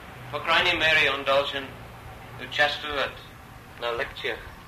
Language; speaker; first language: Russian; non-native, learner; English